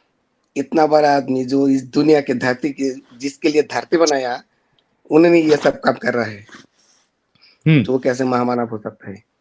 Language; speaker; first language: Hindi; non-native, learner; Bangla